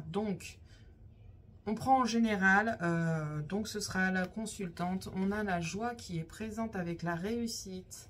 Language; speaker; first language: French; native; French